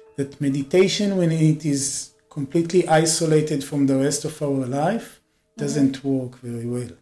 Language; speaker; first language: English; non-native, fluent; Hebrew